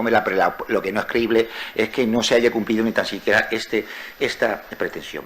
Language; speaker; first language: Spanish; native; Spanish